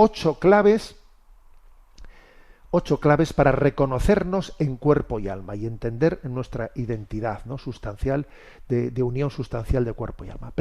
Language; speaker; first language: Spanish; native; Spanish